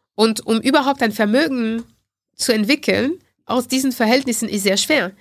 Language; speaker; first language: German; non-native, fluent; French